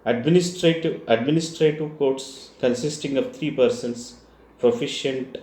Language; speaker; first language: English; non-native, local second language; Telugu